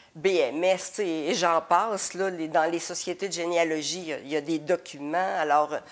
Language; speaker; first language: French; native; French